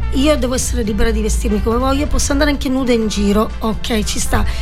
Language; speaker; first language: Italian; native; Italian